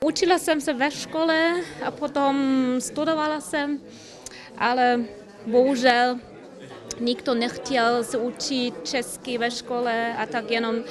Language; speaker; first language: Czech; non-native, fluent; German